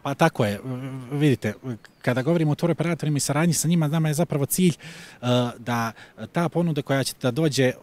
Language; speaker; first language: Croatian; native; Croatian